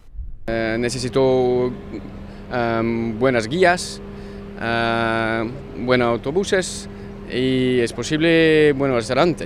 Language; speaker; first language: Spanish; non-native, learner; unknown